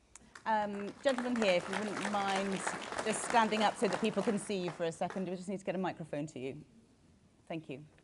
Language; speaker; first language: English; native; English